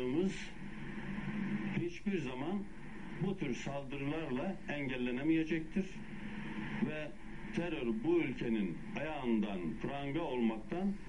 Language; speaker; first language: Turkish; native; Turkish